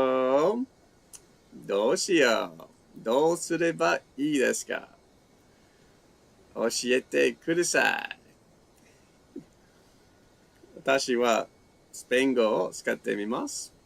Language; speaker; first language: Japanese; non-native, fluent; English